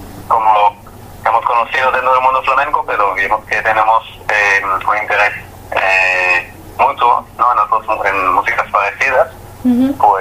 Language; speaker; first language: Spanish; non-native, fluent; Hebrew